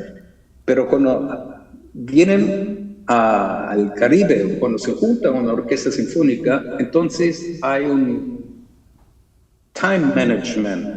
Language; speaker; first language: Spanish; early bilingual, heritage; German